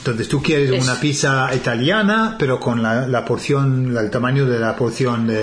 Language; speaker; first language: Spanish; non-native, fluent; English